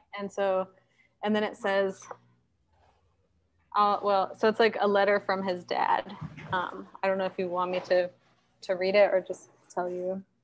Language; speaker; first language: English; native; English